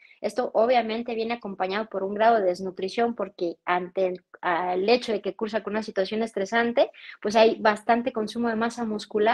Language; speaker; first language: Spanish; native; Spanish